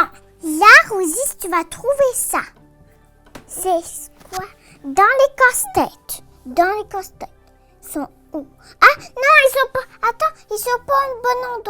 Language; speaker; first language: French; native; French